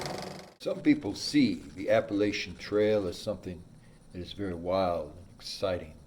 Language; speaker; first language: English; native; English